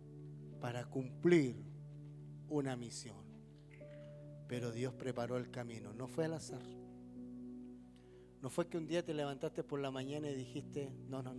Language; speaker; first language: Spanish; native; Spanish